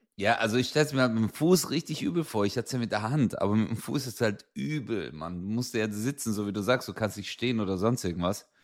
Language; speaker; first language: German; early bilingual, other home language; Turkish